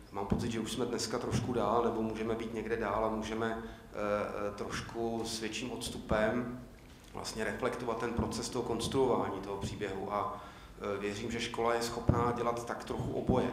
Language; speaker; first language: Czech; native; Czech